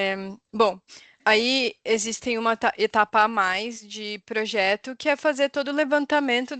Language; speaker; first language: Portuguese; native; Portuguese